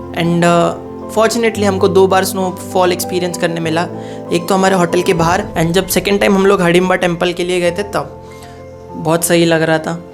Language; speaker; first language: Hindi; non-native, local second language; Marathi